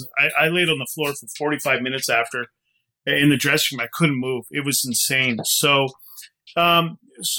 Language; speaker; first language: English; native; English